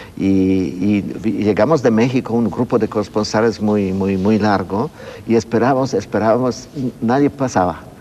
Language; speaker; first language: Spanish; non-native, fluent; Polish